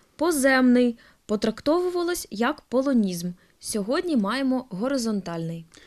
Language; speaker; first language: Ukrainian; native; Ukrainian